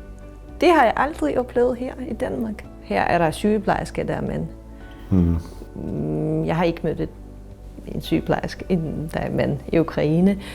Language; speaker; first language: Danish; non-native, fluent; Ukrainian